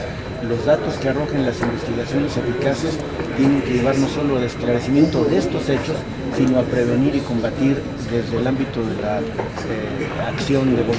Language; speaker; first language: Spanish; native; Spanish